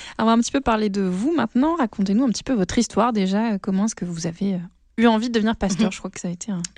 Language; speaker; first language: French; native; French